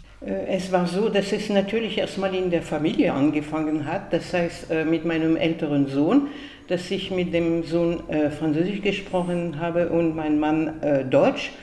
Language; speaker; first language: German; non-native, fluent; French